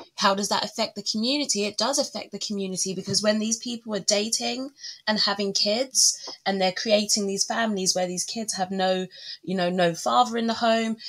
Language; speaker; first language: English; early bilingual, other home language; Yoruba